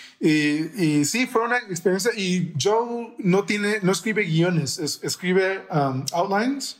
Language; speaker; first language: Spanish; early bilingual, heritage; Spanish